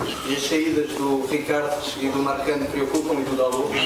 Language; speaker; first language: Portuguese; native; Portuguese